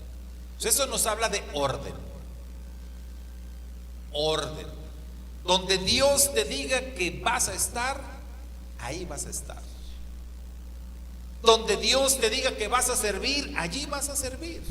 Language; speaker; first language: Spanish; native; Spanish